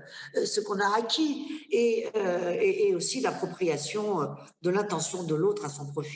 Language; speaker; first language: French; native; French